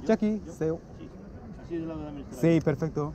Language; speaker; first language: Spanish; non-native, fluent; English